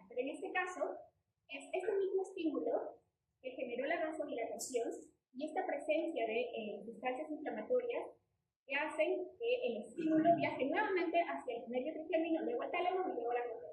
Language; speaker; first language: Spanish; native; Spanish